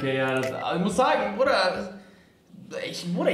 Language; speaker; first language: German; native; German